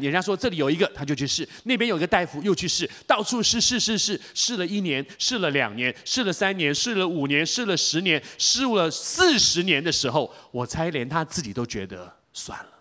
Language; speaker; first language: Chinese; native; Chinese